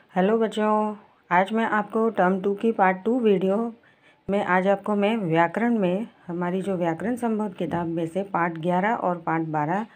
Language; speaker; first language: Hindi; non-native, local second language; Gujarati